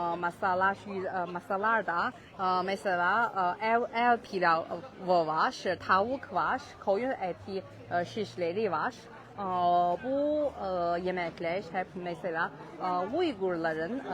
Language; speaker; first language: Turkish; non-native, learner; Chinese